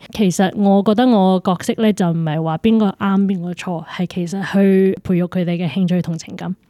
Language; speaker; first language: Cantonese; early bilingual, heritage; Cantonese